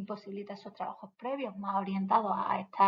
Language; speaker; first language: Spanish; native; Spanish